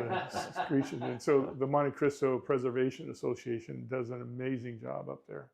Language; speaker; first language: English; native; English